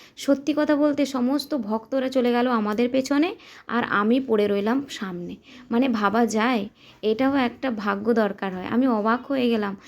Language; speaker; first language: Bangla; non-native, local second language; Santali